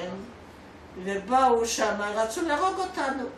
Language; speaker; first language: Hebrew; non-native, fluent; Polish